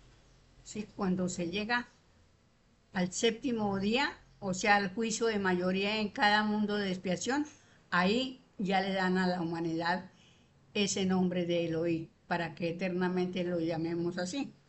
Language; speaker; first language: Spanish; native; Spanish